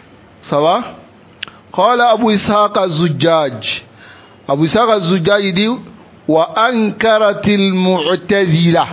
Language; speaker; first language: Arabic; non-native, fluent; French